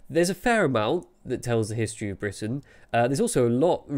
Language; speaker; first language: English; native; English